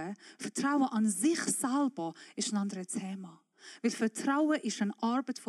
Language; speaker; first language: German; non-native, fluent; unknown